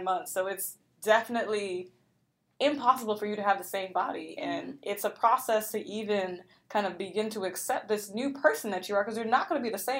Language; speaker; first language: English; native; English